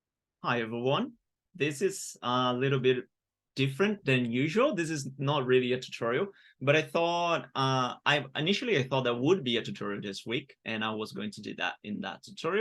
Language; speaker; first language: English; non-native, fluent; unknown